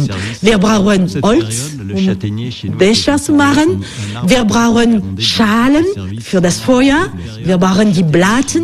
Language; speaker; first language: German; non-native, fluent; French